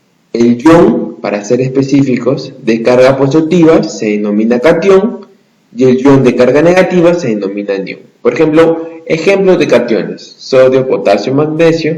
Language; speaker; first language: Spanish; native; Spanish